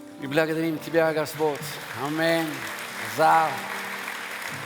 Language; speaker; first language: Russian; non-native, fluent; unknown